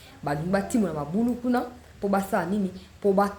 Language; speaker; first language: French; non-native, local second language; Lingala